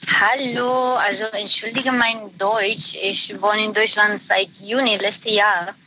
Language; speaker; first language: German; non-native, learner; Romanian